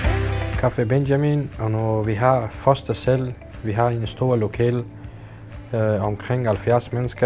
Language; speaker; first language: Danish; non-native, learner; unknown